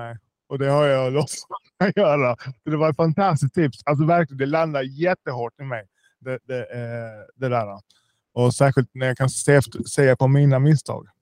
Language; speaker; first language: Swedish; early bilingual, other home language; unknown